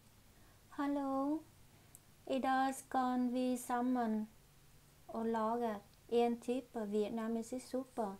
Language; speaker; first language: Norwegian; non-native, learner; Vietnamese